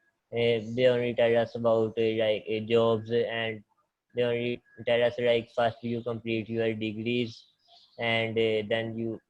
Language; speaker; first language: English; non-native, learner; Punjabi